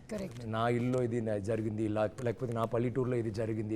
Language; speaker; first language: Telugu; non-native, learner; Tamil